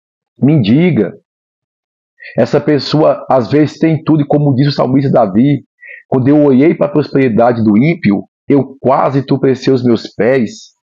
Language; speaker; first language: Portuguese; native; Portuguese